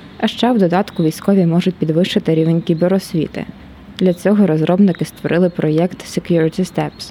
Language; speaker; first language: Ukrainian; native; Ukrainian